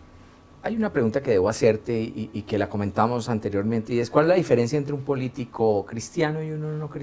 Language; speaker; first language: Spanish; native; Spanish